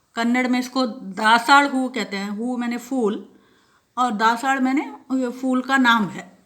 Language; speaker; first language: Hindi; non-native, local second language; Kannada